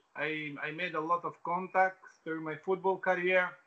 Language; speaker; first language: English; non-native, fluent; Albanian